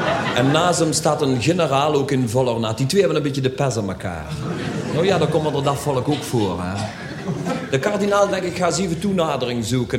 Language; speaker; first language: Dutch; native; Dutch